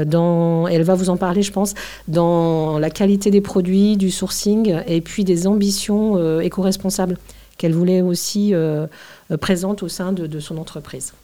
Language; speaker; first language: French; native; French